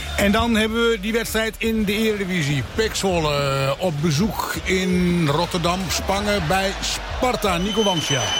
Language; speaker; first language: Dutch; native; Dutch